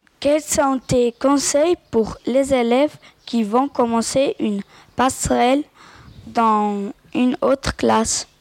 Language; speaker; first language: French; native; French